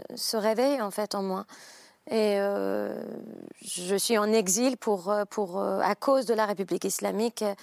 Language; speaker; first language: French; non-native, fluent; Persian